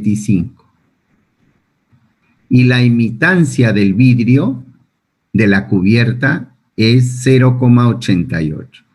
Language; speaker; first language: Spanish; native; Spanish